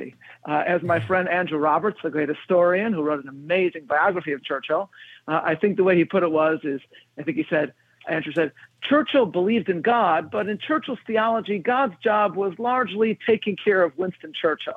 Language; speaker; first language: English; native; English